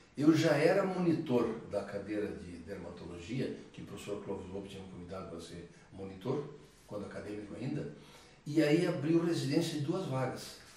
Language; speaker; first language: Portuguese; early bilingual, other home language; Italian